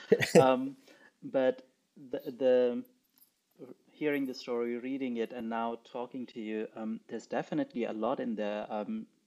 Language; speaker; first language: English; non-native, local second language; Urdu